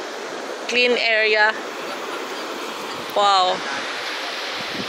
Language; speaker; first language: English; non-native, local second language; Filipino